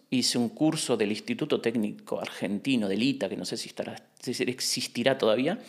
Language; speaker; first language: Spanish; native; Spanish